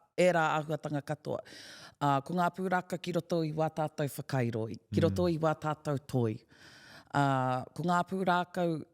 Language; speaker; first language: Māori; non-native, local second language; English